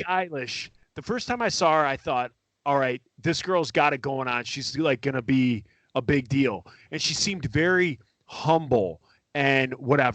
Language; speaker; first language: English; native; English